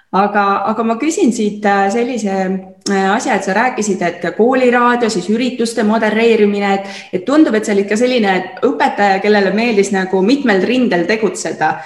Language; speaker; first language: Estonian; native; Estonian